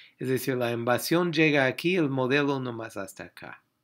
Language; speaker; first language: Spanish; non-native, fluent; English